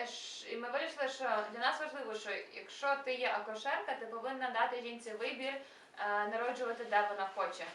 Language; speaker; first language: Ukrainian; native; Ukrainian